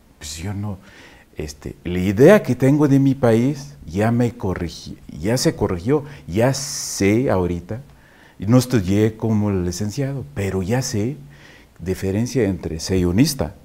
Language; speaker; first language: Spanish; non-native, fluent; Arabic